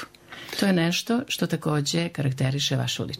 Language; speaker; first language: Serbian; native; Serbian